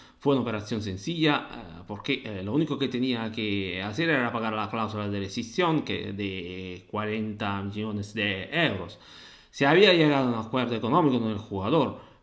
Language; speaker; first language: Spanish; non-native, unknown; Italian